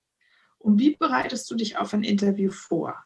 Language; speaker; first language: German; native; German